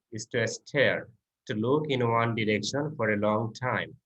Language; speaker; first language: English; non-native, local second language; Bangla